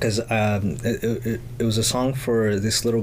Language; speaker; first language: English; early bilingual, other home language; Spanish